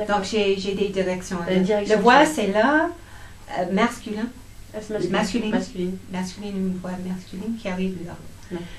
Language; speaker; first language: French; non-native, fluent; English